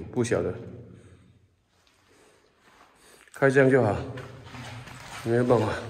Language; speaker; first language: Chinese; native; Chinese